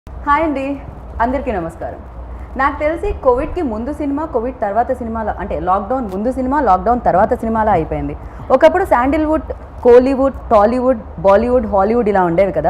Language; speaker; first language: Telugu; native; Telugu